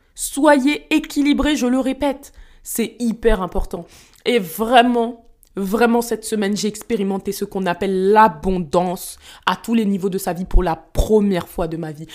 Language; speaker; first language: French; early bilingual, other home language; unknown